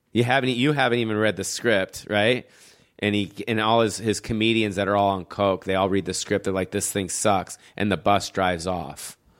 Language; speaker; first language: English; native; English